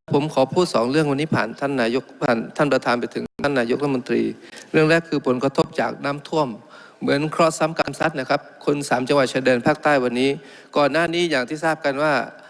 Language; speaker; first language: Thai; non-native, local second language; Malay